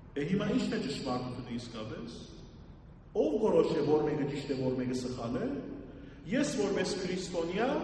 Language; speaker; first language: Armenian; early bilingual, heritage; Armenian